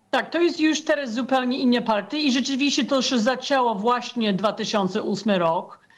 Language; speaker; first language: Polish; non-native, fluent; English